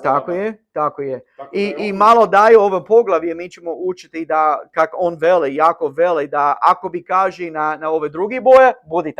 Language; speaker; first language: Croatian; non-native, learner; English